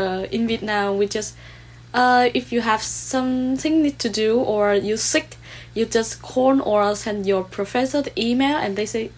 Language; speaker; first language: English; non-native, learner; Vietnamese